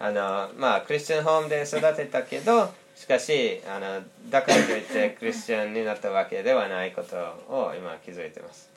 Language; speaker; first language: Japanese; non-native, fluent; English